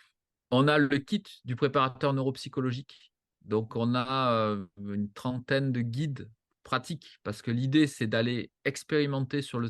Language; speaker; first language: French; native; French